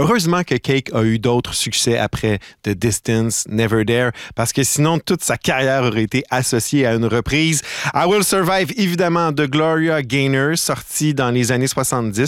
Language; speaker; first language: French; native; French